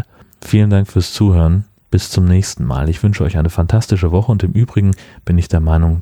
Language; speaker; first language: German; native; German